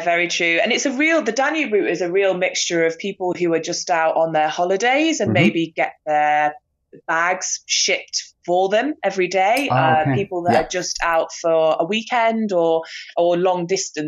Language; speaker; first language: English; native; English